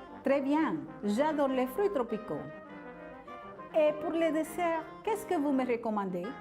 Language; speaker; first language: French; non-native, fluent; Spanish